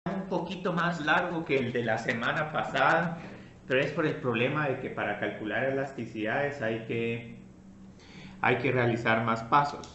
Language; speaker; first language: Spanish; native; Spanish